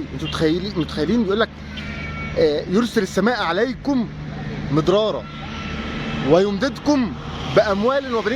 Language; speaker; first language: Arabic; native; Arabic